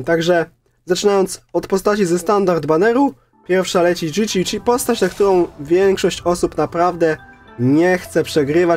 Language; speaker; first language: Polish; native; Polish